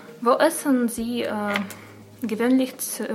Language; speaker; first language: German; non-native, learner; Russian